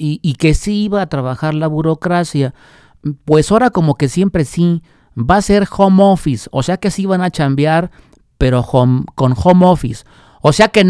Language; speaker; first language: Spanish; native; Spanish